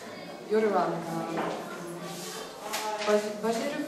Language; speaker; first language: Japanese; non-native, learner; Swedish